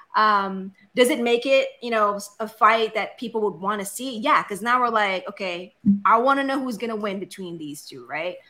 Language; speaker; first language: English; non-native, local second language; Filipino